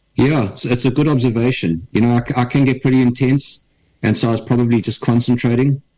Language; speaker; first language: English; native; English